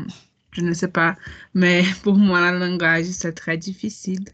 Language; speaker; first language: French; non-native, learner; Portuguese